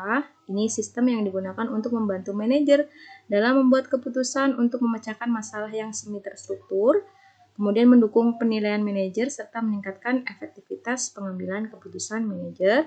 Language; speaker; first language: Indonesian; native; Indonesian